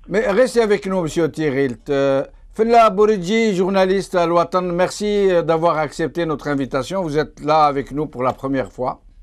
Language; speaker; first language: French; non-native, local second language; Arabic